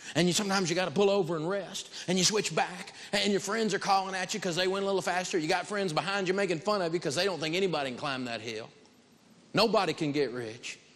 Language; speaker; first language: English; native; English